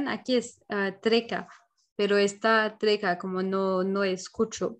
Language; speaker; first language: Spanish; non-native, learner; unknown